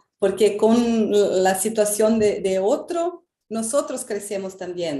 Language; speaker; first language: Spanish; non-native, fluent; Portuguese